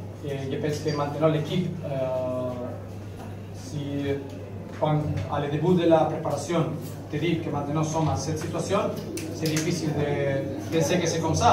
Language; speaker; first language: French; non-native, learner; Spanish